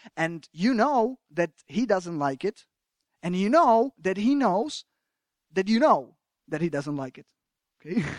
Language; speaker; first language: English; non-native, fluent; Slovak